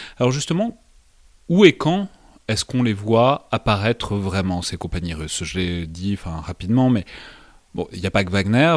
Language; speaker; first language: French; native; French